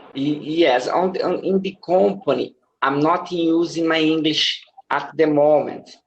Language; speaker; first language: English; non-native, learner; Portuguese